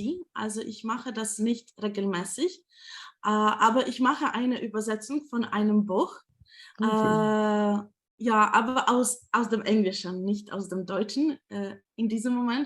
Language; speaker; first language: German; non-native, fluent; Ukrainian